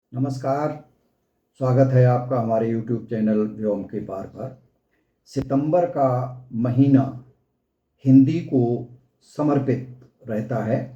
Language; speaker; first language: Hindi; native; Hindi